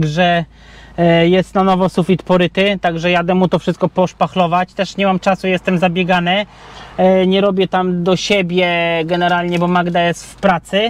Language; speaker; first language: Polish; native; Polish